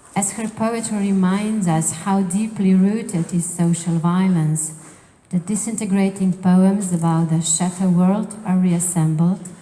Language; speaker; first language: English; non-native, fluent; Slovenian